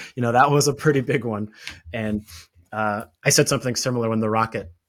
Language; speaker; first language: English; native; English